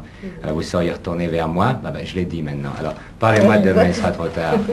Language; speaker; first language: French; native; French